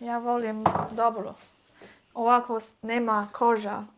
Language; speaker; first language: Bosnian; non-native, learner; Chinese